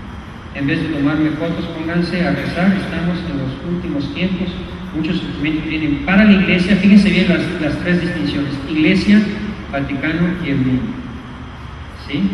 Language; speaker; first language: Spanish; native; Spanish